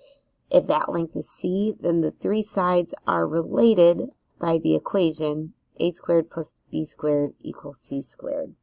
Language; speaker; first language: English; native; English